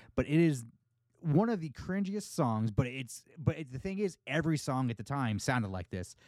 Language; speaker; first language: English; native; English